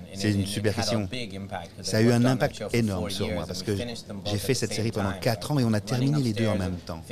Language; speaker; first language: French; non-native, fluent; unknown